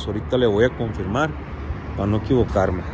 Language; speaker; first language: Spanish; native; Spanish